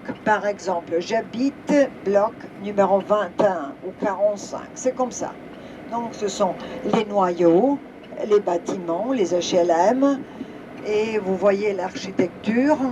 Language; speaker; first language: French; non-native, fluent; Serbian